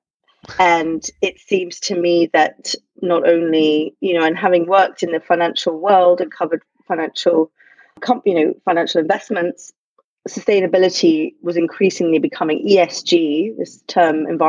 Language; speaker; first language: English; native; English